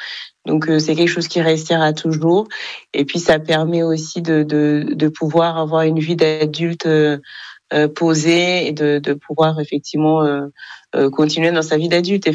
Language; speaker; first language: French; non-native, local second language; Kinyarwanda